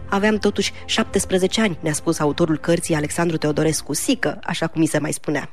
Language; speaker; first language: Romanian; native; Romanian